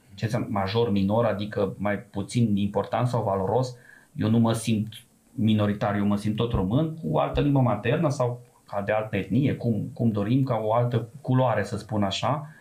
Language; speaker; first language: Romanian; non-native, local second language; Serbian